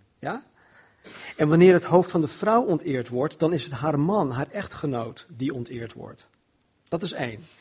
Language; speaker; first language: Dutch; non-native, fluent; English